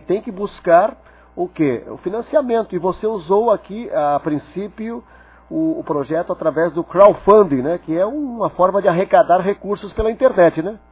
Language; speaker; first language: Portuguese; native; Portuguese